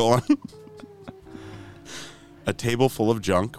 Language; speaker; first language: English; native; English